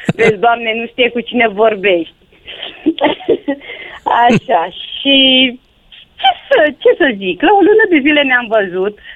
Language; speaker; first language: Romanian; native; Romanian